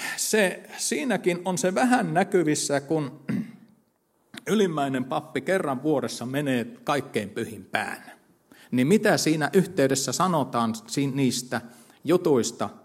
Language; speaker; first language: Finnish; native; Finnish